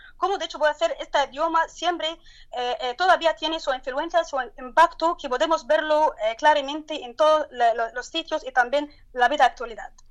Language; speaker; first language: Spanish; non-native, learner; Turkish